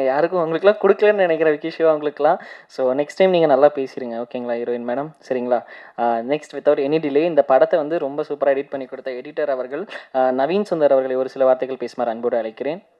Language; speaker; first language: Tamil; native; Tamil